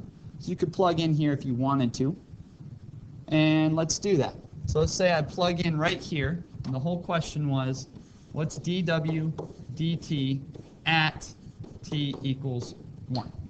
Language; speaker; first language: English; native; English